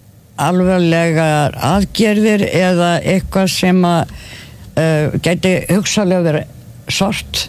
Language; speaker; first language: Icelandic; non-native, fluent; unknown